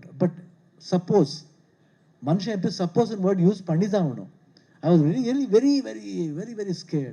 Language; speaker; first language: Tamil; non-native, local second language; Kannada